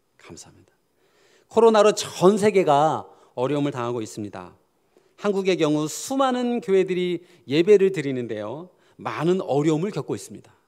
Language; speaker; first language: Korean; native; Korean